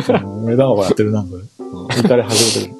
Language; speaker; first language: Japanese; native; Japanese